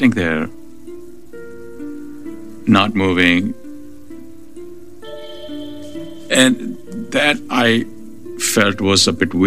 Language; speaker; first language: English; non-native, local second language; Urdu